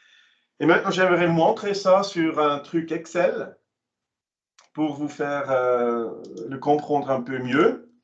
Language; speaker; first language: French; non-native, local second language; German